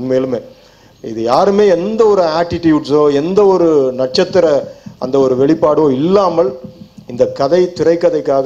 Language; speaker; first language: Tamil; native; Tamil